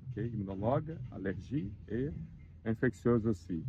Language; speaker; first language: French; non-native, learner; Portuguese